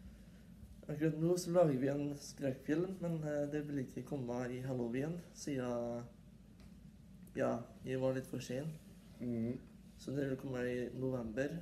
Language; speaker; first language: Norwegian; native; Norwegian